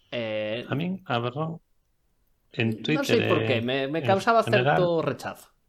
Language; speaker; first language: Galician; non-native, local second language; Spanish